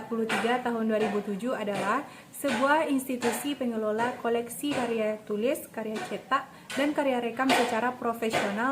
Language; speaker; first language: Indonesian; native; Indonesian